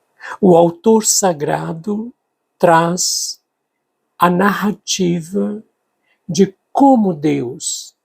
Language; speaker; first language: Portuguese; native; Portuguese